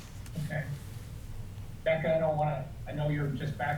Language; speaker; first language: English; native; English